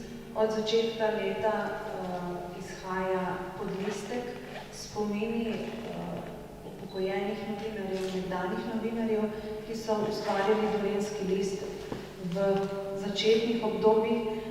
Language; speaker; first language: Slovenian; native; Slovenian